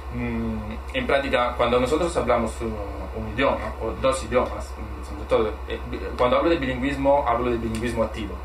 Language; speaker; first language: Spanish; non-native, fluent; Italian